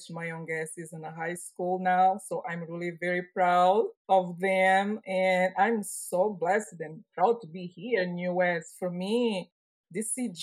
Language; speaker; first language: English; non-native, fluent; Portuguese